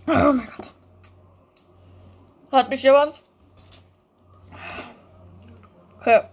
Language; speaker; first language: German; early bilingual, other home language; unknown